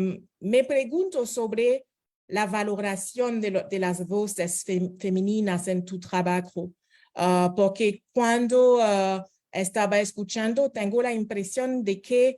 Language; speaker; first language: Spanish; non-native, fluent; French